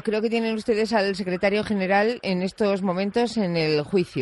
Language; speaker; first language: Spanish; native; Spanish